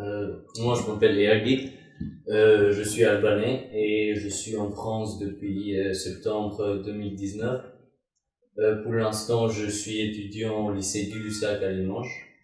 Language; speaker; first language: French; non-native, fluent; Albanian